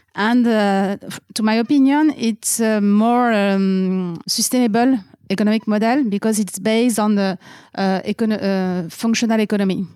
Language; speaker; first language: English; non-native, fluent; French